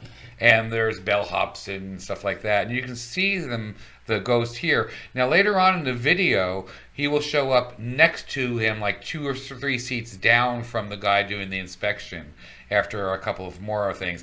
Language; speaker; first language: English; native; English